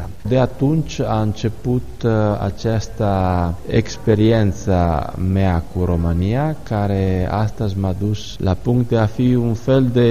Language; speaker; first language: Romanian; non-native, fluent; Italian